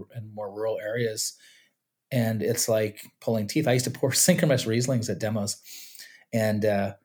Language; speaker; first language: English; native; English